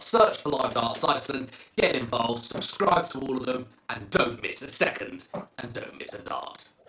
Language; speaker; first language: English; native; English